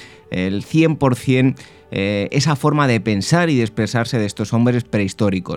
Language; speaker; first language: Spanish; native; Spanish